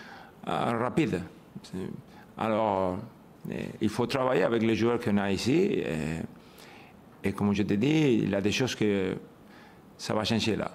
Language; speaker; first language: French; non-native, fluent; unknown